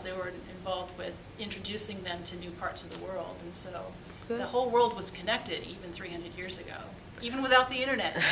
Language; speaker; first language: English; native; English